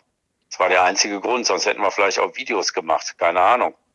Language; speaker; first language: German; native; German